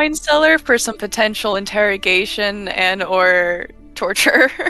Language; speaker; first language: English; native; English